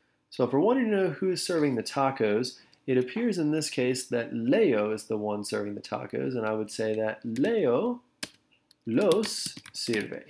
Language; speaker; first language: English; native; English